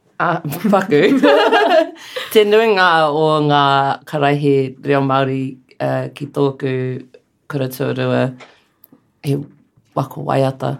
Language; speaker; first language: Māori; non-native, local second language; English